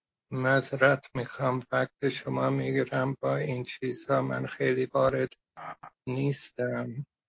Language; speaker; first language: Persian; non-native, fluent; English